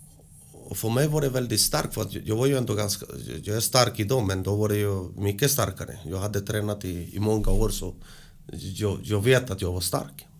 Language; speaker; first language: Swedish; early bilingual, other home language; Spanish